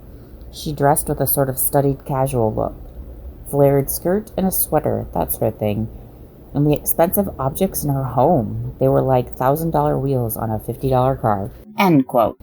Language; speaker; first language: English; native; English